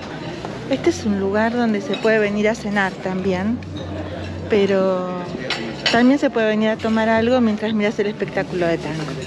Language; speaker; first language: Spanish; native; Spanish